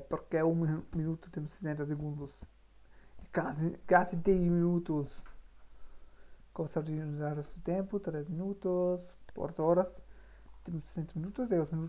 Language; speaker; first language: Portuguese; non-native, learner; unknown